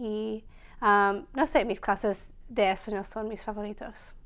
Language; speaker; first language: Spanish; non-native, learner; English